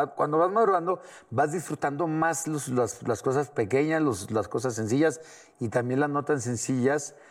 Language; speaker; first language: Spanish; native; Spanish